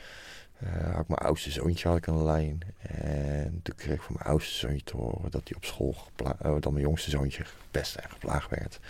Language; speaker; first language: Dutch; native; Dutch